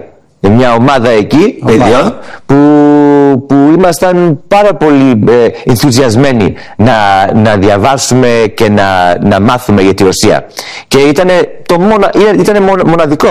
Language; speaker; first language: Greek; early bilingual, heritage; English